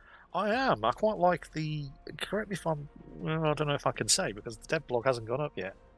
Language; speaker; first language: English; native; English